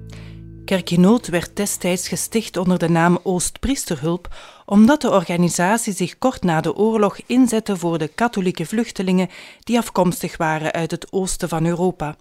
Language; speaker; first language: Dutch; native; Dutch